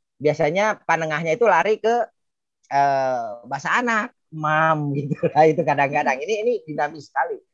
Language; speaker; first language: Indonesian; non-native, local second language; Sundanese